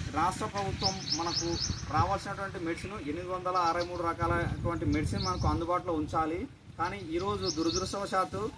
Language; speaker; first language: Telugu; native; Telugu